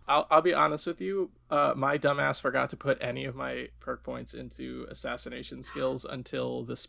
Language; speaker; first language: English; native; English